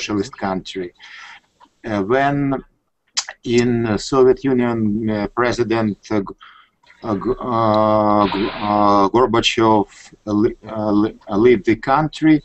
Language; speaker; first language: English; non-native, learner; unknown